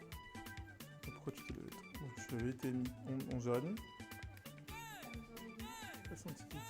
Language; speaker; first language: French; native; French